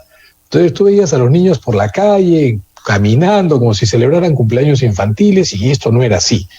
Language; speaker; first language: Spanish; native; Spanish